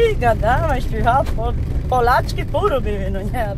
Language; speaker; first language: Polish; early bilingual, heritage; Polish